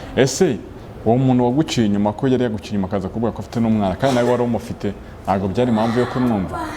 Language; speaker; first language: Kinyarwanda; native; Kinyarwanda